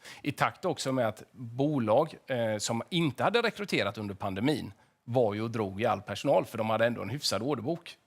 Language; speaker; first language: Swedish; native; Swedish